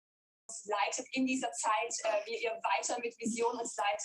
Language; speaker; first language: German; native; German